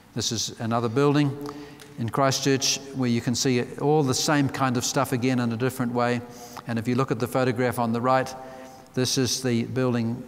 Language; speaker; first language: English; native; English